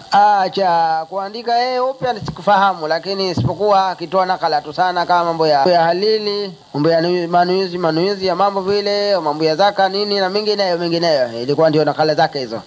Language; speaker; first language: Swahili; native; Swahili